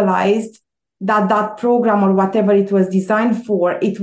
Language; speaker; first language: English; non-native, fluent; Romanian